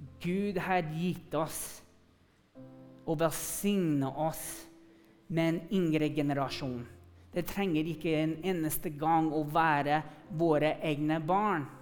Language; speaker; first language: Norwegian; non-native, fluent; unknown